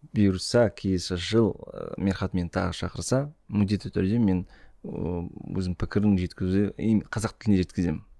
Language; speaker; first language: Kazakh; non-native, local second language; Russian